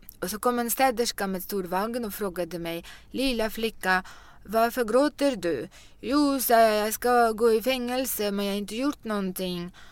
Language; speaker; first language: Swedish; non-native, fluent; Russian